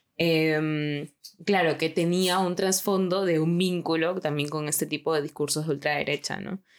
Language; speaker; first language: Spanish; native; Spanish